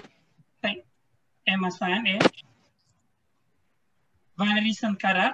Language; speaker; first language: Japanese; non-native, fluent; Filipino